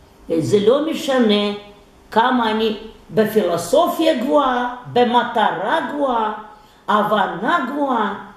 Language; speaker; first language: Hebrew; non-native, fluent; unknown